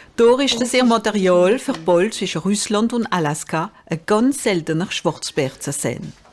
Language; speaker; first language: German; non-native, local second language; French